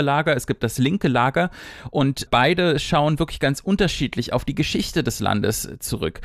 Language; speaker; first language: German; native; German